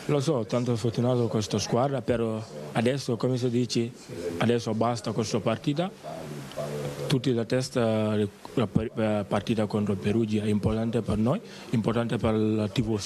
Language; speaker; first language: Italian; non-native, learner; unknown